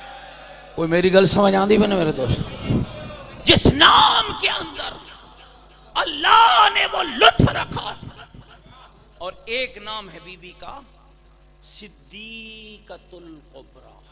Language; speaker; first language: Urdu; native; Urdu